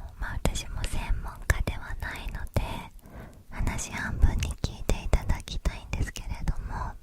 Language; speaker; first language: Japanese; native; Japanese